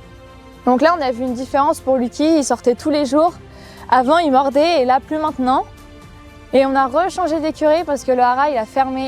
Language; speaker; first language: French; native; French